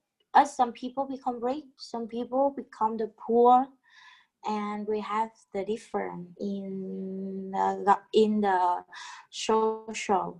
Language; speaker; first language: English; non-native, learner; Vietnamese